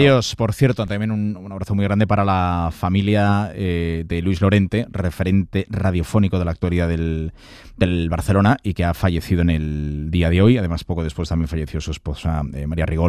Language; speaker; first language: Spanish; native; Spanish